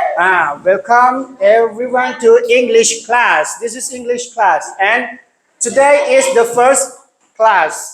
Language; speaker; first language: English; non-native, learner; Thai